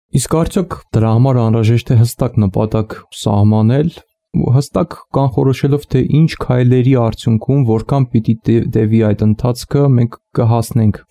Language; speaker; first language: Armenian; native; Armenian